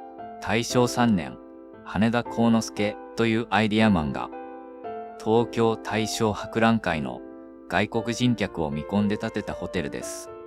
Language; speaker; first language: Japanese; native; Japanese